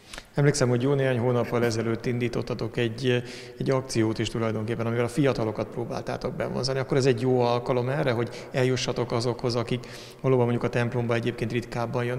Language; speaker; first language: Hungarian; native; Hungarian